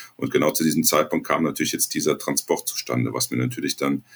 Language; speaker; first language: German; native; German